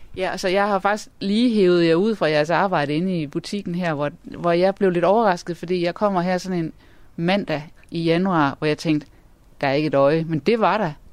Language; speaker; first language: Danish; native; Danish